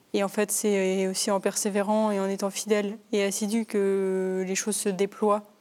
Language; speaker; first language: French; native; French